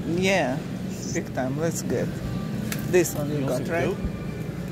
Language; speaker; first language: English; non-native, learner; Russian